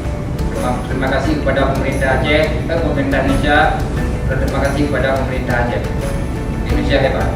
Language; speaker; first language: Indonesian; non-native, local second language; Achinese